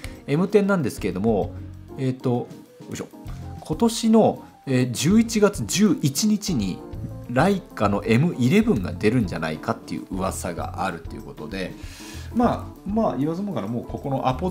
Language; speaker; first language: Japanese; native; Japanese